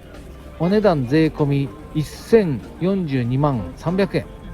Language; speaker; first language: Japanese; native; Japanese